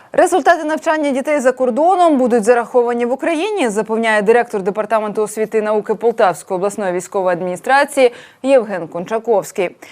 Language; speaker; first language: Ukrainian; native; Ukrainian